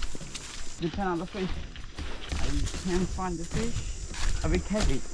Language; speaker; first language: English; non-native, learner; Khmer